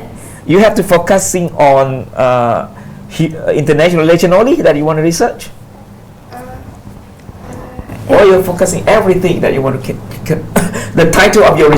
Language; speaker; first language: English; non-native, fluent; Pattani Malay